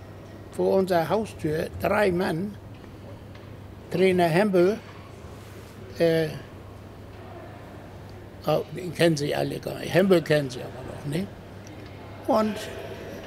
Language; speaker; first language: German; native; German